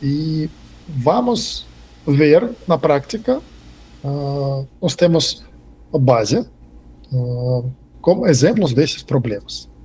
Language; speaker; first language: Portuguese; non-native, fluent; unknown